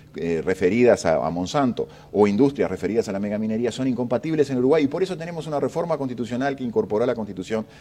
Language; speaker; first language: Spanish; native; Spanish